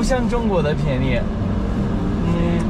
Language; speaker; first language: Chinese; non-native, learner; English